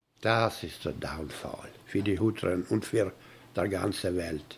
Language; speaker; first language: German; early bilingual, heritage; German